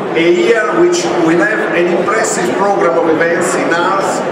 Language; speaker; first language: English; non-native, fluent; Italian